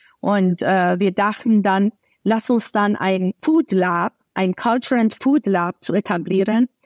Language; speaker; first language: German; non-native, fluent; Persian